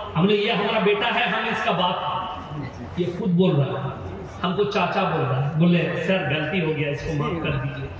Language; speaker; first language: Hindi; non-native, local second language; Bangla